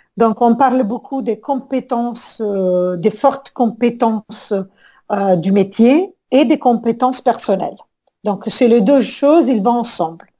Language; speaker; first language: French; non-native, fluent; Italian